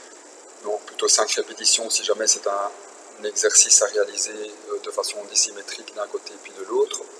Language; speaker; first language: French; native; French